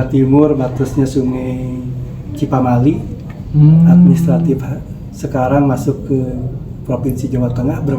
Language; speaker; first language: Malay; non-native, local second language; Sundanese